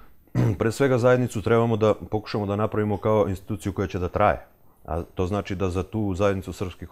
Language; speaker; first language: Serbian; native; Serbian